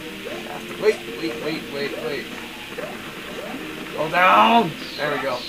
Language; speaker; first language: English; native; English